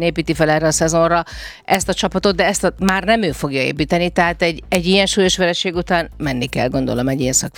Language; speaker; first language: Hungarian; native; Hungarian